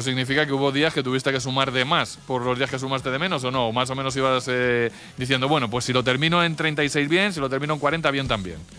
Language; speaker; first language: Spanish; native; Spanish